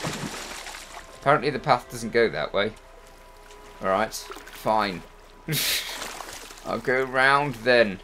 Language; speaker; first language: English; native; English